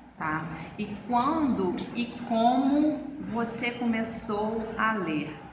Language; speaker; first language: Portuguese; native; Portuguese